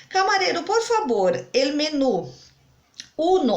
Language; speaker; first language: Spanish; non-native, fluent; Portuguese